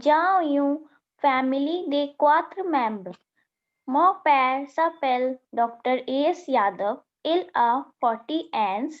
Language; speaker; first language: French; non-native, learner; Hindi